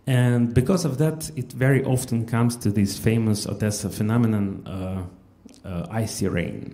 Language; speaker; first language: English; non-native, fluent; Russian